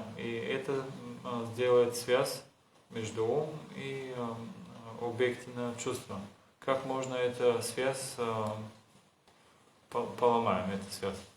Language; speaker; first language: Russian; non-native, learner; Bulgarian